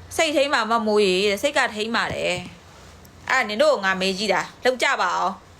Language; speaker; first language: Burmese; non-native, local second language; Karen languages